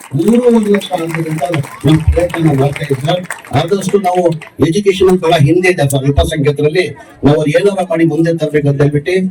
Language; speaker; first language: Kannada; non-native, local second language; Urdu